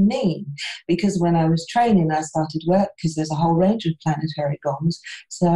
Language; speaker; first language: English; native; English